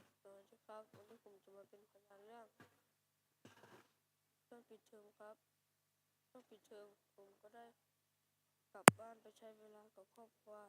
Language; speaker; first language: Thai; non-native, local second language; Akha